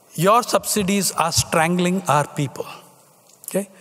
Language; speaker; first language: English; non-native, local second language; Tamil